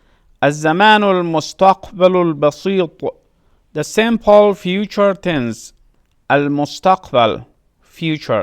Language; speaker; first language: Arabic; non-native, fluent; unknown